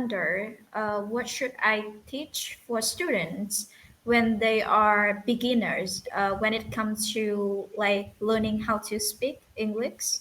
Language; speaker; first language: English; non-native, fluent; Vietnamese